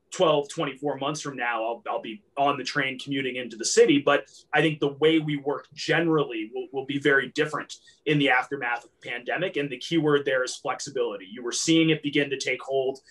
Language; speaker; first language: English; native; English